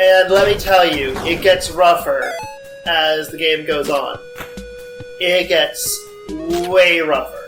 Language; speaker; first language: English; native; English